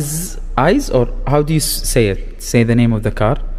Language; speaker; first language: English; non-native, learner; Arabic